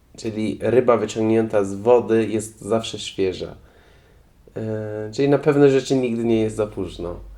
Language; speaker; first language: Polish; non-native, fluent; Persian